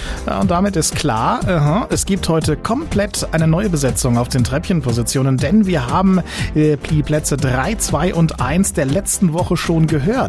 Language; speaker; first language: German; native; German